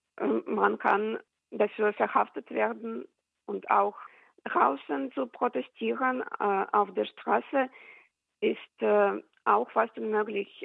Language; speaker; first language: German; non-native, fluent; Russian